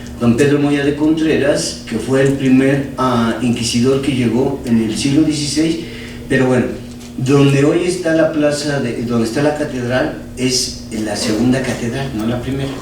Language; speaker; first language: Spanish; native; Spanish